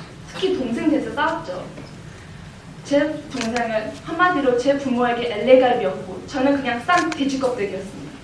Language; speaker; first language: Korean; early bilingual, heritage; Korean